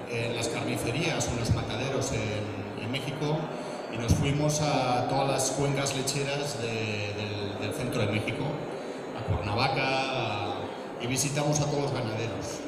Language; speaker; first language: Spanish; native; Spanish